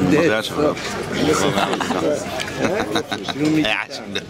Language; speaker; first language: Italian; native; Italian